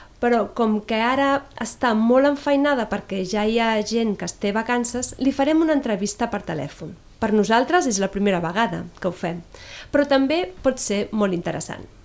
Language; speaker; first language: Catalan; native; Catalan